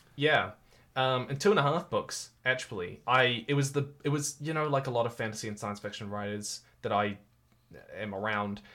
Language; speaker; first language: English; native; English